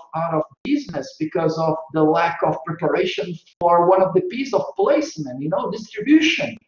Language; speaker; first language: English; non-native, fluent; Portuguese